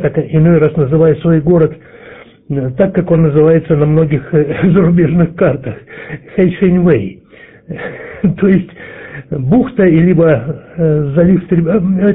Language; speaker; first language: Russian; native; Russian